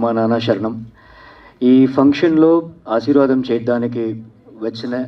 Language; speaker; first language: Telugu; non-native, learner; Tamil